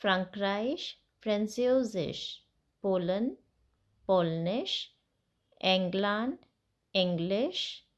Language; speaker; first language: German; non-native, fluent; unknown